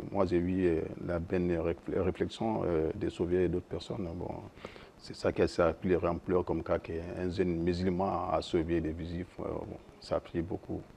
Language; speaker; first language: French; non-native, local second language; Soninke